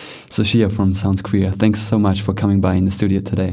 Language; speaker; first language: English; non-native, fluent; German